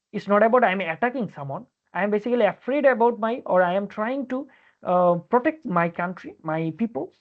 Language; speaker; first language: English; non-native, local second language; Bangla